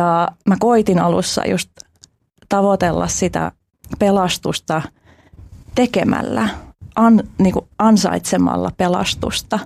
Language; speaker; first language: Finnish; early bilingual, other home language; Albanian